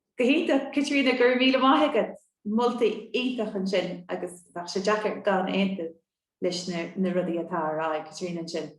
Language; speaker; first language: Irish; native; Irish